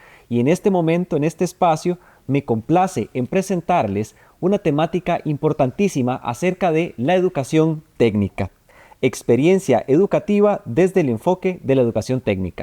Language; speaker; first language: Spanish; native; Spanish